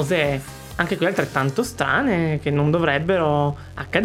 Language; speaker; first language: Italian; native; Italian